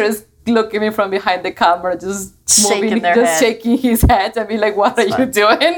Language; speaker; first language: English; non-native, fluent; Spanish